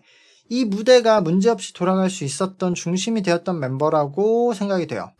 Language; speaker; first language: Korean; native; Korean